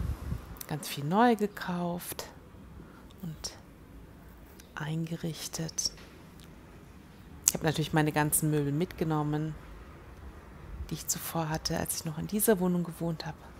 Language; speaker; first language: German; native; German